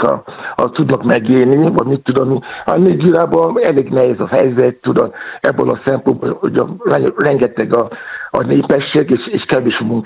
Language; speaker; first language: Hungarian; non-native, learner; Yoruba